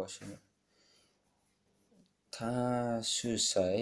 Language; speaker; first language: Chinese; non-native, learner; Vietnamese